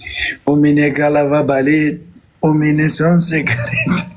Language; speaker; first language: Russian; non-native, learner; Uzbek